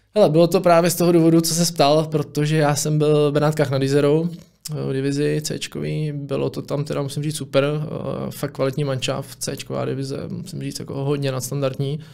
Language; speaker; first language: Czech; native; Czech